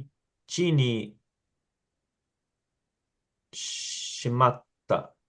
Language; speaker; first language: Japanese; non-native, learner; English